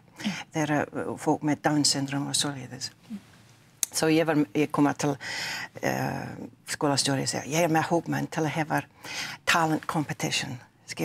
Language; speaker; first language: Icelandic; non-native, learner; English